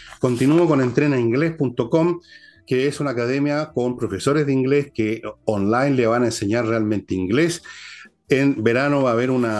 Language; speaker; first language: Spanish; native; Spanish